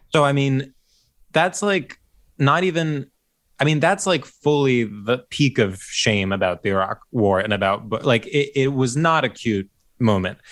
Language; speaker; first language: English; early bilingual, other home language; Greek